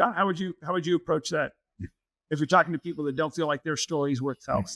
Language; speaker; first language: English; native; English